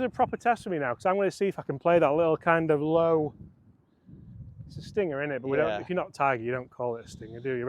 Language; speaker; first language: English; native; English